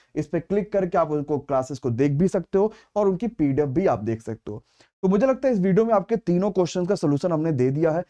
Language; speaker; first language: Hindi; native; Hindi